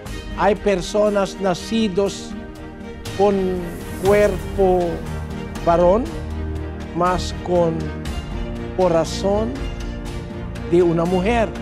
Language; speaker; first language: Spanish; non-native, learner; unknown